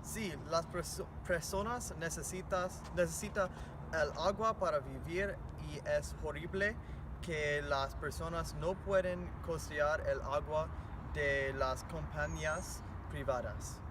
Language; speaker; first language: Spanish; non-native, learner; English